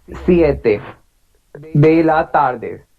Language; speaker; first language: Spanish; non-native, learner; English